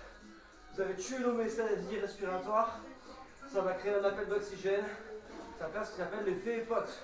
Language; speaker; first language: French; native; French